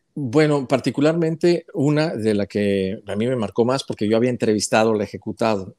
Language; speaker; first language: Spanish; native; Spanish